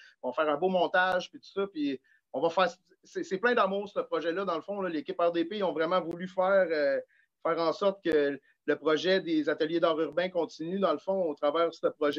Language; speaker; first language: French; native; French